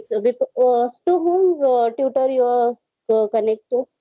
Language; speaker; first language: English; non-native, learner; Hindi